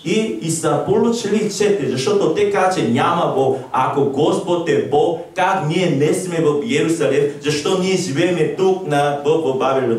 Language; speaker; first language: Bulgarian; non-native, learner; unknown